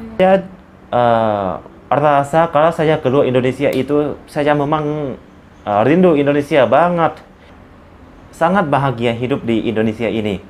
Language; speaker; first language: Indonesian; non-native, learner; Lao